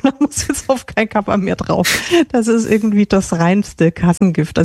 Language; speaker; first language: German; native; German